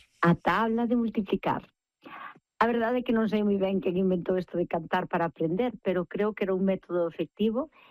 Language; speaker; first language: Galician; native; Galician